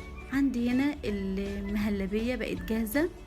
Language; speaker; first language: Arabic; native; Arabic